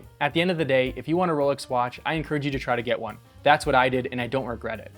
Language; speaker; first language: English; native; English